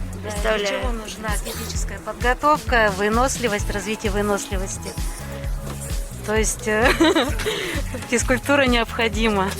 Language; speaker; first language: Russian; native; Russian